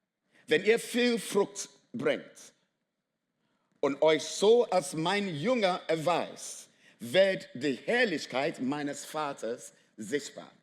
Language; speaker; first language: German; non-native, fluent; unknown